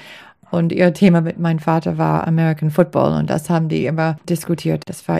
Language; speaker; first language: German; non-native, fluent; English